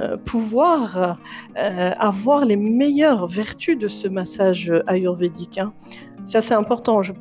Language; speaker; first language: French; native; French